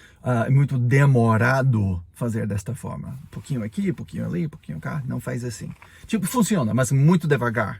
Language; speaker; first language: Portuguese; non-native, fluent; English